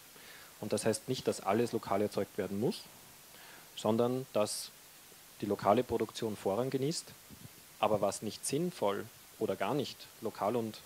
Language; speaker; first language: German; native; German